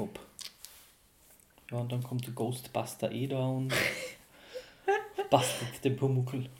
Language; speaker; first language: German; native; German